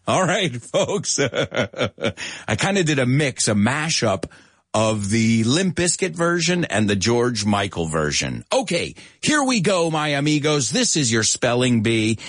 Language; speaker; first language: English; early bilingual, other home language; Spanish